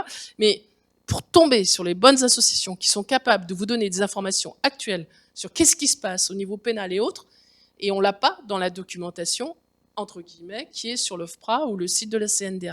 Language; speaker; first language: French; native; French